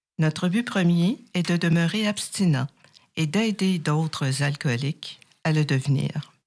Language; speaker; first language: French; native; French